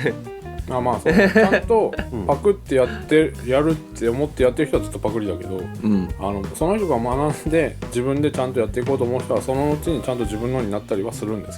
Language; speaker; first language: Japanese; native; Japanese